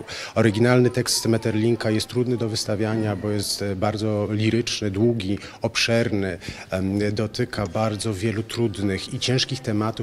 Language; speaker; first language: Polish; native; Polish